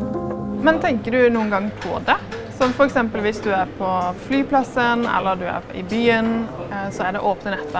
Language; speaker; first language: Norwegian; native; Norwegian